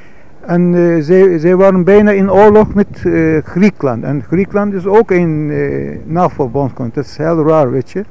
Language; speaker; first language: Dutch; non-native, fluent; Turkish